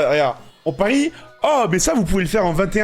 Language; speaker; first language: French; native; French